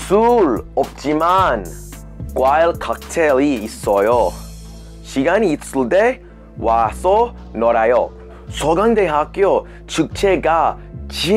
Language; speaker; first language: Korean; non-native, learner; English